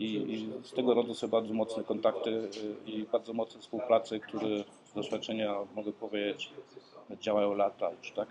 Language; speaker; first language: Polish; early bilingual, heritage; Polish